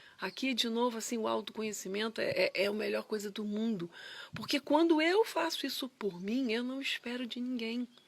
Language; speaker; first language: Portuguese; native; Portuguese